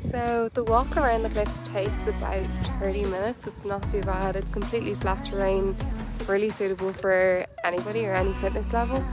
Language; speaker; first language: English; native; English